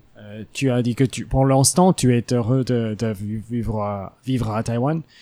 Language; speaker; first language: French; non-native, learner; English